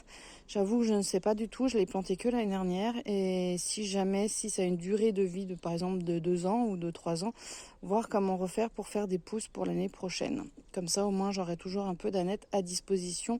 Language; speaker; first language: French; native; French